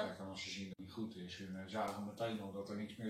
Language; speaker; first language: Dutch; native; Dutch